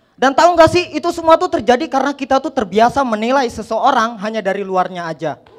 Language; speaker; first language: Indonesian; native; Indonesian